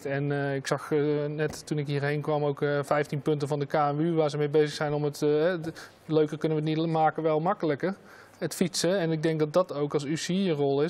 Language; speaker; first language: Dutch; native; Dutch